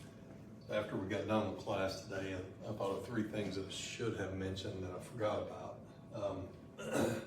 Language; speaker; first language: English; native; English